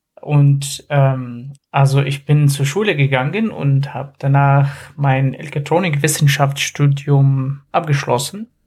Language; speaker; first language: German; non-native, fluent; Arabic